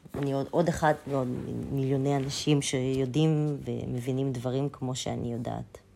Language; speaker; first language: Hebrew; early bilingual, other home language; Russian